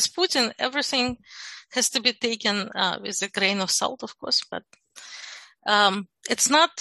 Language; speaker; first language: English; non-native, fluent; Russian